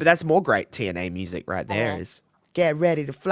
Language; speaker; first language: English; native; English